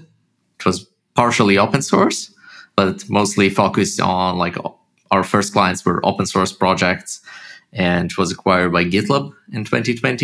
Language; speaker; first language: English; non-native, fluent; Russian